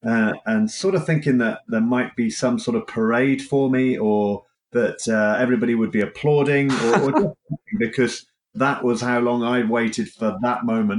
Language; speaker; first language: English; native; English